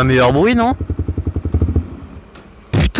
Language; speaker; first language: French; native; French